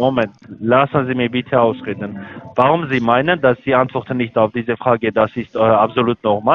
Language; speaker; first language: German; non-native, learner; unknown